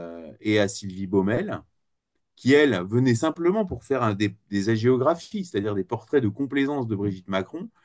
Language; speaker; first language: French; native; French